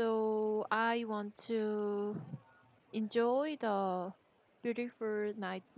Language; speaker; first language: English; non-native, learner; Korean